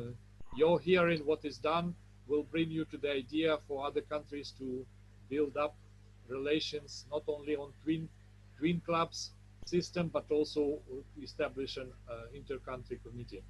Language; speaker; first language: English; non-native, fluent; Ukrainian